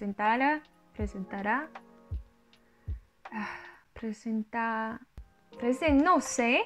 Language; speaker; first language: Spanish; non-native, learner; Russian